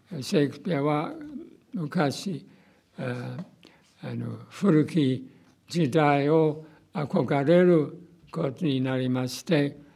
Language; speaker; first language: Japanese; non-native, fluent; English